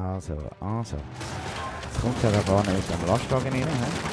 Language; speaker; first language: German; native; German